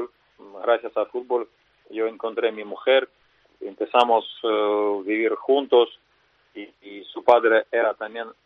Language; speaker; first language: Spanish; non-native, fluent; Russian